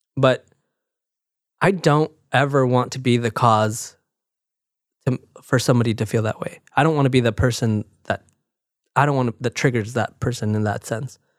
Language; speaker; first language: English; early bilingual, other home language; Spanish